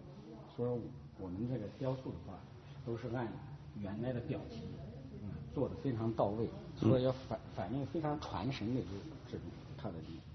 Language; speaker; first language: Chinese; native; Chinese